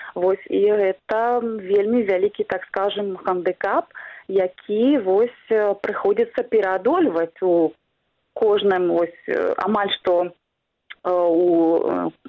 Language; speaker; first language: Belarusian; non-native, local second language; Russian